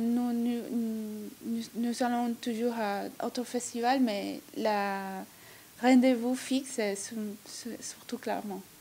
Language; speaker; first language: French; non-native, learner; Italian